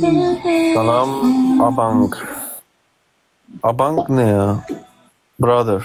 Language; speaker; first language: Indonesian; non-native, learner; Turkish